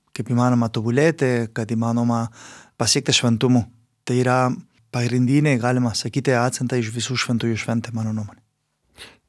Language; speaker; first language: Lithuanian; non-native, fluent; Spanish